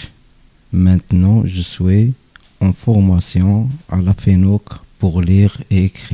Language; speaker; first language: French; non-native, learner; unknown